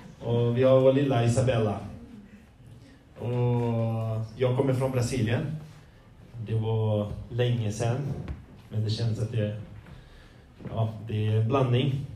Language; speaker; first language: Swedish; non-native, fluent; Portuguese